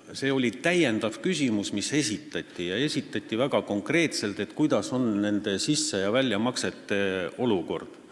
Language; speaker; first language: Estonian; non-native, local second language; Russian